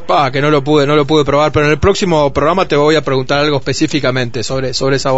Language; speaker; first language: Spanish; native; Spanish